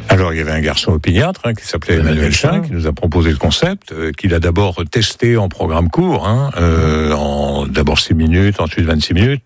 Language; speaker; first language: French; native; French